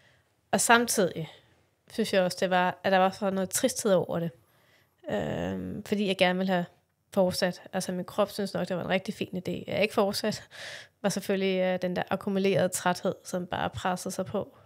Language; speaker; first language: Danish; native; Danish